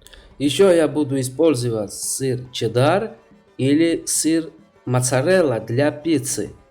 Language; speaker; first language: Russian; non-native, fluent; Georgian